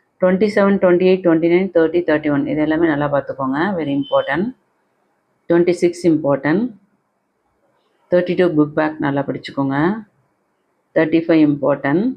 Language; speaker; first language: Tamil; native; Tamil